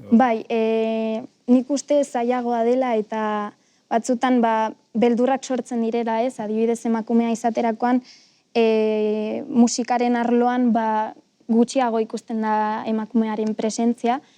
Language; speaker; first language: Basque; non-native, local second language; Spanish